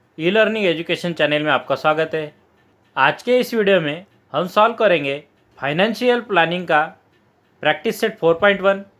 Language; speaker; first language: Hindi; non-native, local second language; Marathi